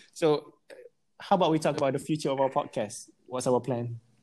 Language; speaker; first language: English; non-native, local second language; Malay